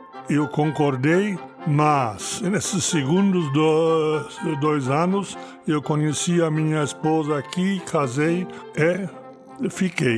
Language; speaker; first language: Portuguese; non-native, fluent; German